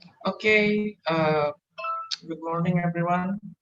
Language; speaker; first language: English; non-native, learner; Indonesian